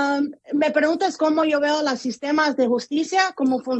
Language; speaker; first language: Spanish; early bilingual, heritage; Spanish